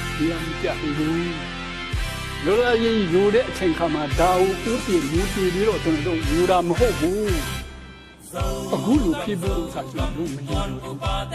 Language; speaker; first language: Burmese; non-native, local second language; Tedim Chin